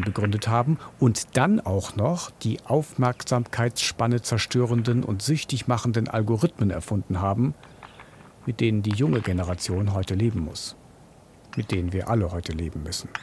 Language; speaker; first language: German; native; German